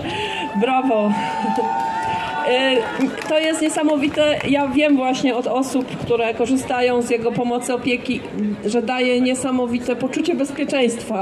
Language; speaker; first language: Polish; native; Polish